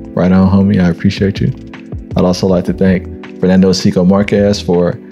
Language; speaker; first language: English; native; English